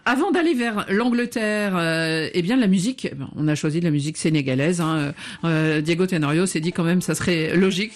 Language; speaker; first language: French; native; French